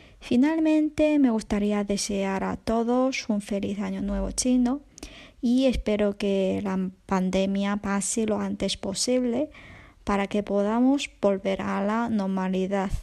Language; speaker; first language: Spanish; non-native, fluent; Chinese